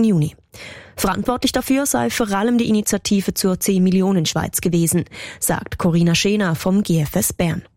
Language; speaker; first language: German; native; German